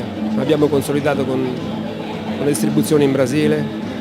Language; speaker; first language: Italian; native; Italian